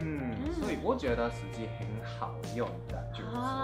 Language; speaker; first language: Chinese; non-native, fluent; Japanese